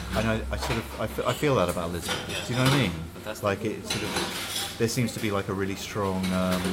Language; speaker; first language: English; native; English